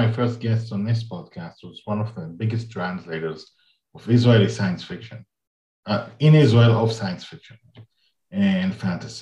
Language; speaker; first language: English; non-native, fluent; Hebrew